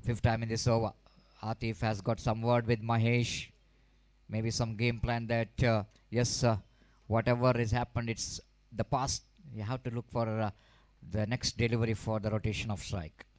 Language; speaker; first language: English; non-native, local second language; Kannada